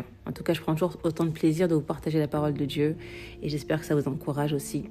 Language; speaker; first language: French; native; French